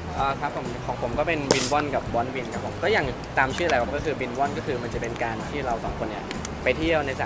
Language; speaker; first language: Thai; native; Thai